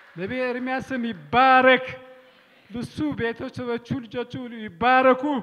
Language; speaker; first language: Amharic; non-native, local second language; Tigrinya